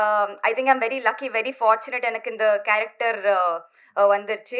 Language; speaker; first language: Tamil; non-native, learner; Telugu